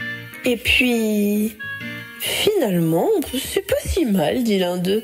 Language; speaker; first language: French; native; French